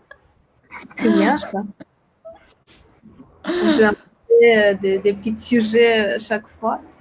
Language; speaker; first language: French; non-native, fluent; Romanian